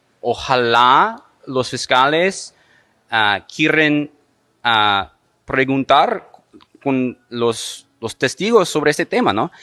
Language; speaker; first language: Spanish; non-native, fluent; English